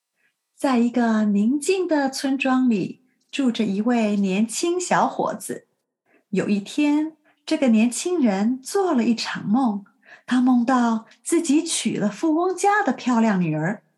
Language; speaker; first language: Chinese; native; Chinese